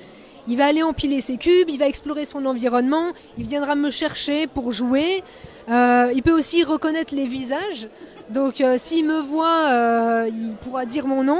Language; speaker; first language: French; native; French